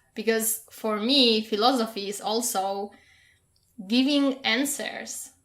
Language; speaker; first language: English; non-native, fluent; Polish